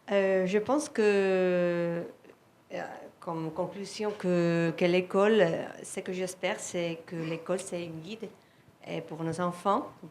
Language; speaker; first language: French; non-native, fluent; Spanish